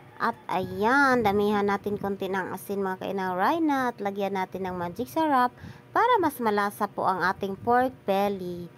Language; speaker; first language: Filipino; non-native, local second language; Cebuano